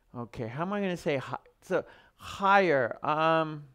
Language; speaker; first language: English; native; English